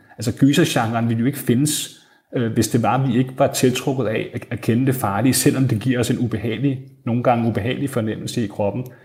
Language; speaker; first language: Danish; native; Danish